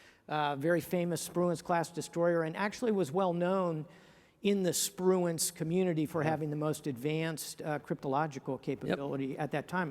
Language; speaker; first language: English; native; English